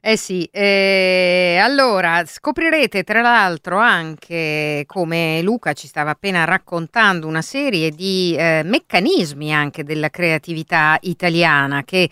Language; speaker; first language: Italian; native; Italian